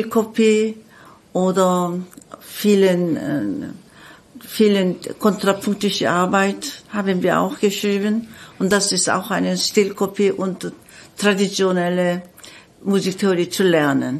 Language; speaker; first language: German; non-native, fluent; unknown